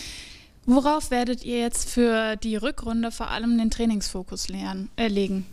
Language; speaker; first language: German; native; German